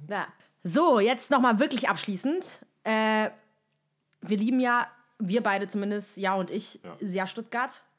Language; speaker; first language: German; native; German